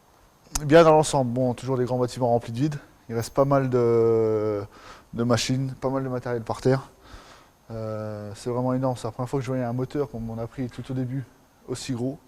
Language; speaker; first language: French; native; French